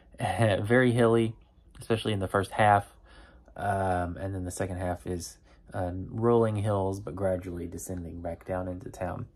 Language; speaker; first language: English; native; English